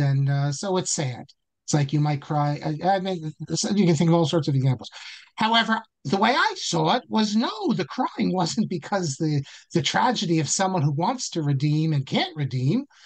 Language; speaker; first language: English; native; English